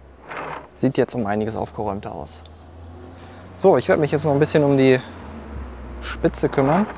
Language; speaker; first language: German; native; German